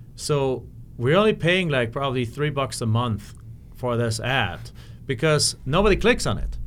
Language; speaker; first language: English; non-native, fluent; German